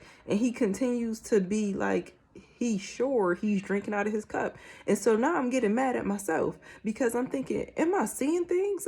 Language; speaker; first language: English; native; English